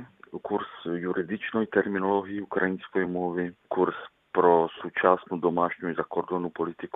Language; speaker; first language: Ukrainian; non-native, fluent; Czech